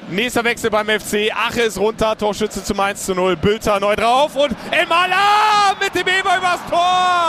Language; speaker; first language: German; native; German